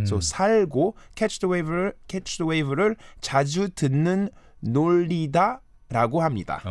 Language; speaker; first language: Korean; non-native, fluent; English